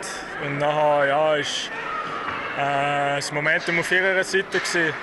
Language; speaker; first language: German; native; German